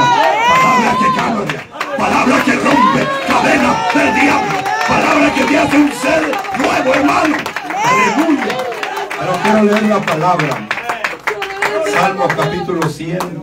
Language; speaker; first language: Spanish; native; Spanish